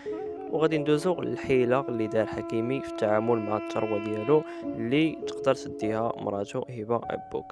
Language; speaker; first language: Arabic; native; Arabic